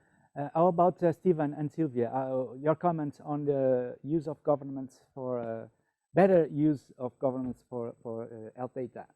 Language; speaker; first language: English; non-native, fluent; Portuguese